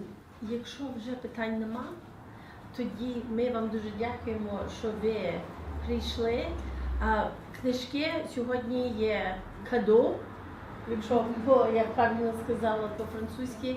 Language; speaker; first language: Ukrainian; early bilingual, heritage; Ukrainian